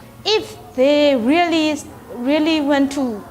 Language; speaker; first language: English; non-native, learner; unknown